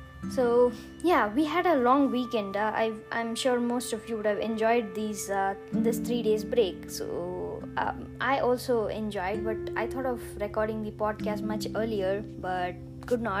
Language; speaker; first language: English; non-native, local second language; Tamil